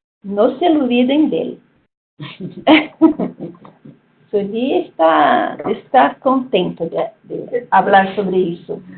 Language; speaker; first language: Spanish; non-native, fluent; Portuguese